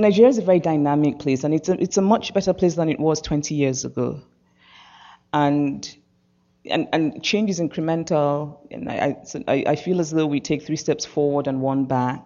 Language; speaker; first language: English; non-native, local second language; Igbo